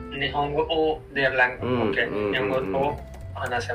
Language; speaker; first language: Japanese; non-native, learner; English